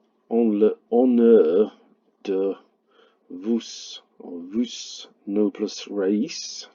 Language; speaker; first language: French; non-native, learner; English